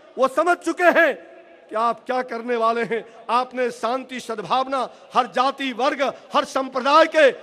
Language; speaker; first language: Hindi; native; Hindi